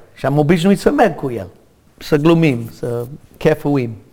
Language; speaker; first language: Romanian; non-native, learner; English